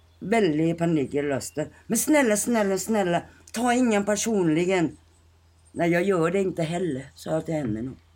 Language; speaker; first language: Swedish; non-native, fluent; Thai